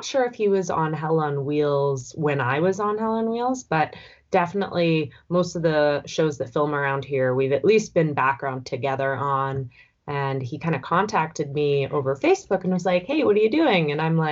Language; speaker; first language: English; native; English